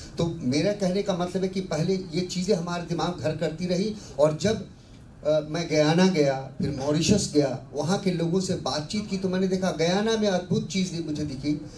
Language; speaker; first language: Hindi; non-native, local second language; Bhojpuri